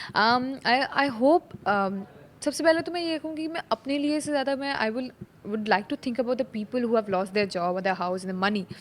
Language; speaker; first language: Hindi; non-native, local second language; Bangla